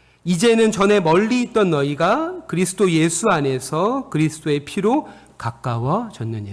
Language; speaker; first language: Korean; native; Korean